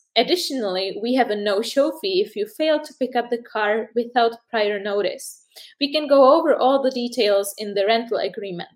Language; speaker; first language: English; non-native, fluent; Czech